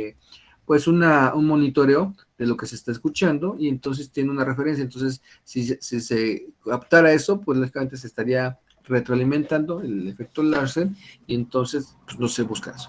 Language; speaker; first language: Spanish; native; Spanish